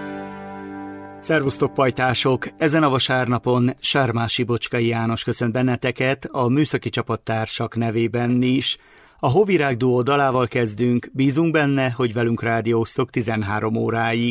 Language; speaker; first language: Hungarian; native; Hungarian